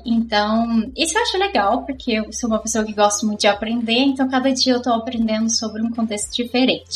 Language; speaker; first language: Portuguese; native; Portuguese